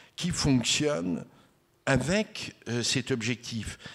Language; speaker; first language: French; native; French